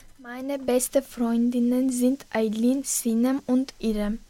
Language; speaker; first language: German; non-native, learner; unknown